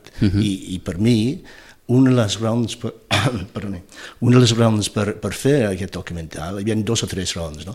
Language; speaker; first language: Catalan; non-native, fluent; English